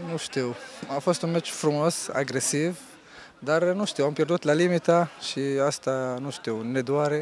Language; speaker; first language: Romanian; non-native, fluent; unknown